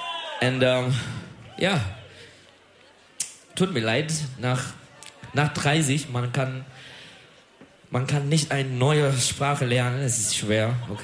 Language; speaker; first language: German; non-native, learner; Turkish